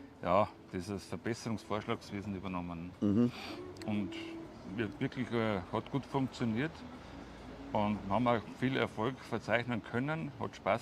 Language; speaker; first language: German; native; German